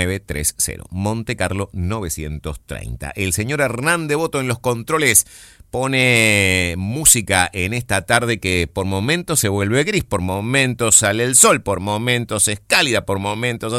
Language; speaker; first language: Spanish; native; Spanish